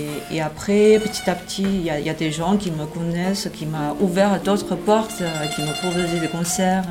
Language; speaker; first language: French; non-native, fluent; Chinese